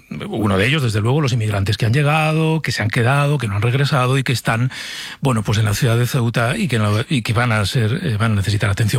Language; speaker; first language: Spanish; native; Spanish